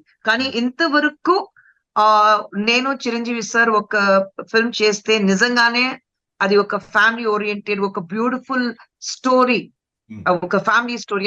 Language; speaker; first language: Telugu; non-native, fluent; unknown